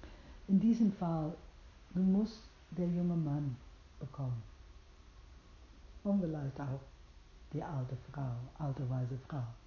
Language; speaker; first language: German; non-native, fluent; English